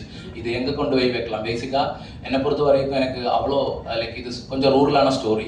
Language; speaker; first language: Tamil; non-native, fluent; Malayalam